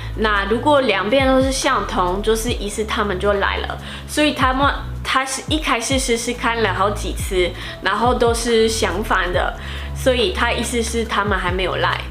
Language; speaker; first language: Chinese; non-native, fluent; Portuguese